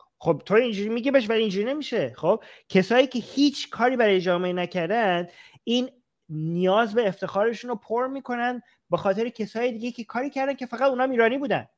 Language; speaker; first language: Persian; native; Persian